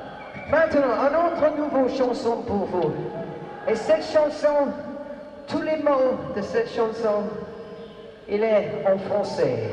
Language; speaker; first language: French; non-native, learner; English